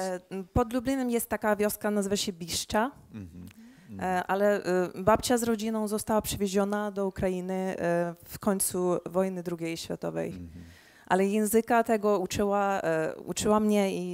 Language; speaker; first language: Polish; early bilingual, heritage; Polish